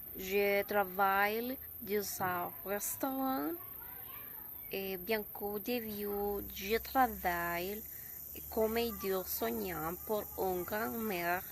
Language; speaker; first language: French; non-native, learner; Spanish